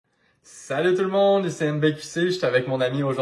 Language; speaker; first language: French; native; French